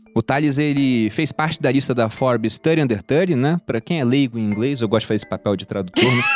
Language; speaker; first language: Portuguese; native; Portuguese